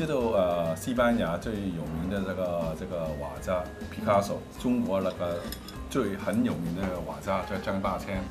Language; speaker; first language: Chinese; non-native, local second language; Cantonese